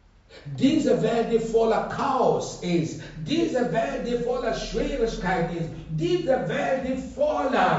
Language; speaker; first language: German; non-native, fluent; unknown